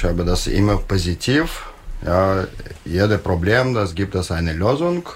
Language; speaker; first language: German; non-native, learner; Russian